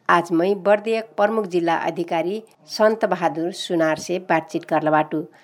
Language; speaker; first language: Nepali; native; Nepali